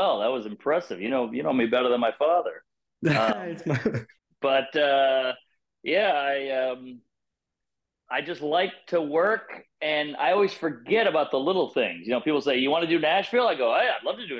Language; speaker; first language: English; native; English